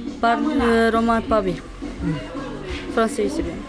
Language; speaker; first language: French; non-native, learner; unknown